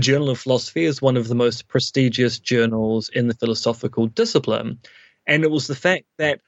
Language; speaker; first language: English; native; English